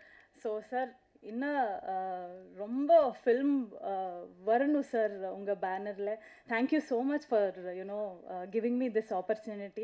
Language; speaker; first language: Tamil; non-native, learner; Kannada